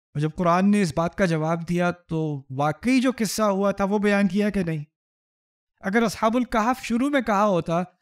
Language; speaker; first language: Urdu; native; Urdu